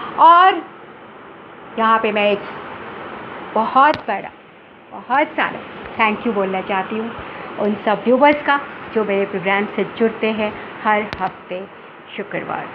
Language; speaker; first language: Hindi; native; Hindi